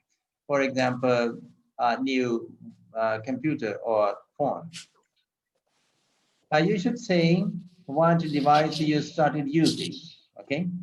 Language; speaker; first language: English; non-native, local second language; Urdu